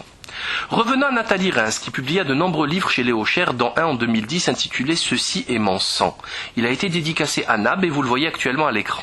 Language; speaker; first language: French; native; French